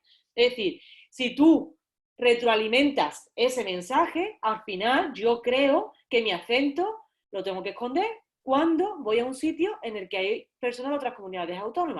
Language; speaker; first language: Spanish; native; Spanish